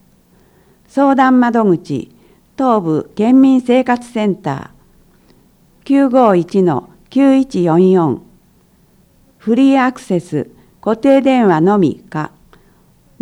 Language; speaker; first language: Japanese; native; Japanese